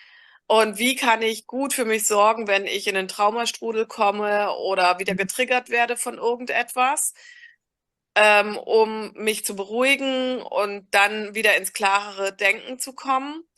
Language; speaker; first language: German; native; German